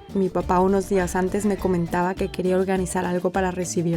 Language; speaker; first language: Spanish; native; Spanish